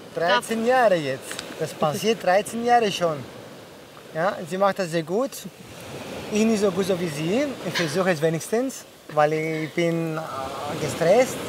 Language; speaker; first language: German; non-native, fluent; Greek